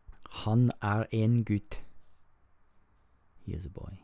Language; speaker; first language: Norwegian; non-native, learner; English